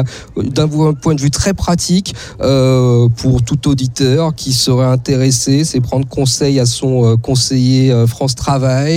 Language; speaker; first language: French; native; French